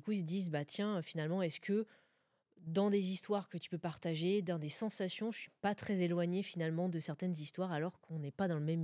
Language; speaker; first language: French; native; French